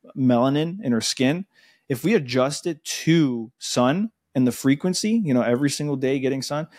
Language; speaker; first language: English; early bilingual, other home language; Spanish